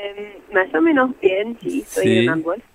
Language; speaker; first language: Spanish; non-native, fluent; French